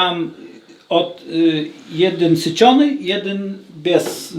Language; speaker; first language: Polish; non-native, learner; Lithuanian